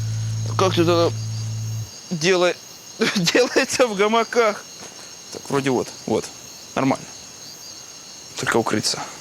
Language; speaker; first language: Russian; native; Russian